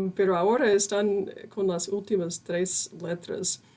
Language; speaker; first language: Spanish; non-native, fluent; English